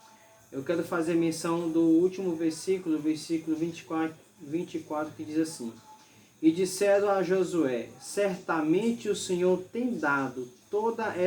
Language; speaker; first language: Portuguese; native; Portuguese